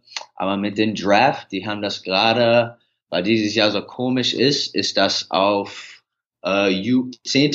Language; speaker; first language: German; early bilingual, heritage; English